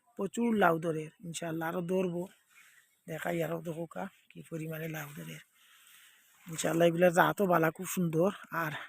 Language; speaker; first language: Bangla; non-native, local second language; Sylheti